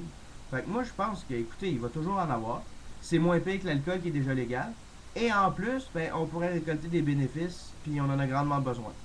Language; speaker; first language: French; native; French